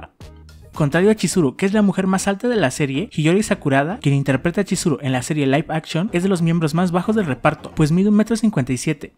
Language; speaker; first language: Spanish; native; Spanish